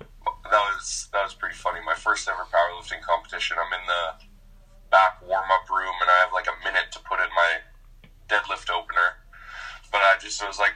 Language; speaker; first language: English; native; English